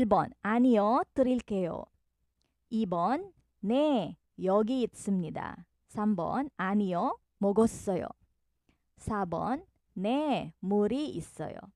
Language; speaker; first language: Korean; non-native, learner; Filipino